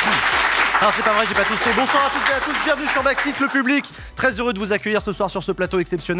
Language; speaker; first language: French; native; French